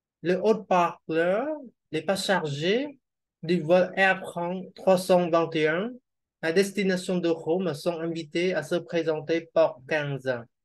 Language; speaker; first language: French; non-native, learner; Khmer